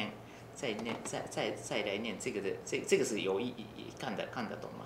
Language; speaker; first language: Chinese; non-native, learner; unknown